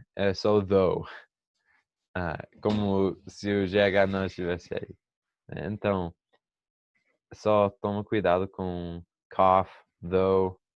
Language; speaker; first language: Portuguese; non-native, fluent; English